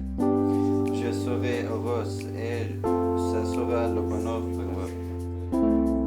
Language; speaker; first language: French; non-native, learner; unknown